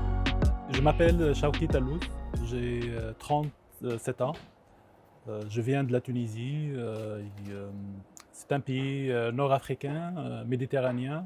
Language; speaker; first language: French; non-native, local second language; Arabic